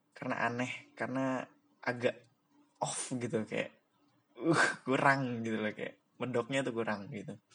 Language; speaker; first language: Indonesian; native; Indonesian